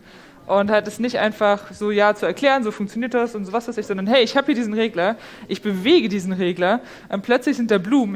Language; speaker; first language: German; native; German